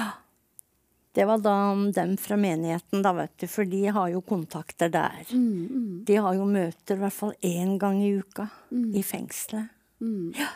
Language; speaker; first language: Norwegian; native; Norwegian